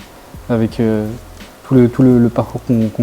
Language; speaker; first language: French; native; French